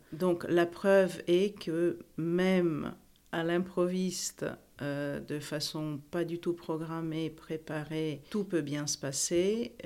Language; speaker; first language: French; non-native, fluent; Italian